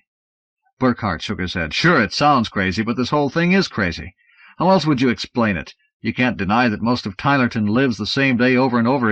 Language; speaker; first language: English; native; English